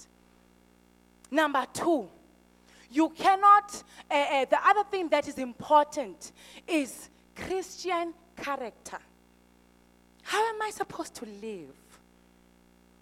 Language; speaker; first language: English; non-native, local second language; Xhosa